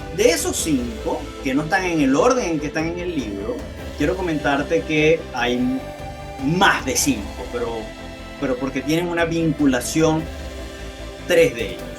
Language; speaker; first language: Spanish; native; Spanish